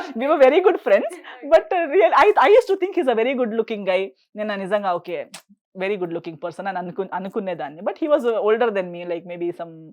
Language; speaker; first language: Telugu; non-native, fluent; Konkani